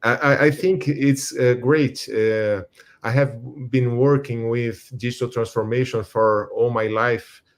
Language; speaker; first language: English; non-native, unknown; Portuguese